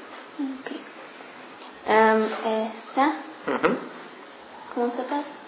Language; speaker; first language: French; non-native, learner; English